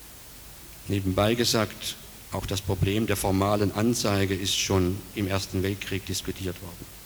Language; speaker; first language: German; native; German